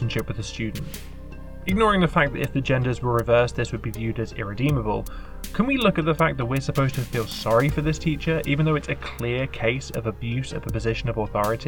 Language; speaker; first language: English; native; English